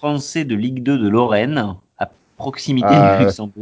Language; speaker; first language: French; native; French